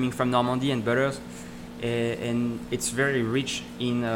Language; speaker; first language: English; non-native, learner; French